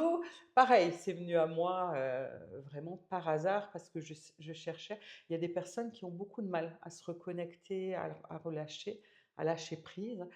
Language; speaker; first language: French; native; French